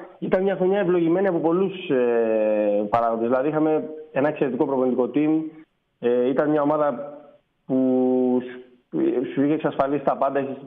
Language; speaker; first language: Greek; native; Greek